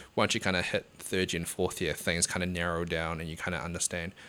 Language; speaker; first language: English; native; English